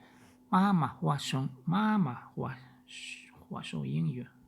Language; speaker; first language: Chinese; non-native, learner; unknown